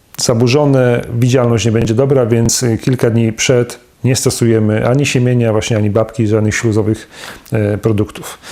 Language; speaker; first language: Polish; native; Polish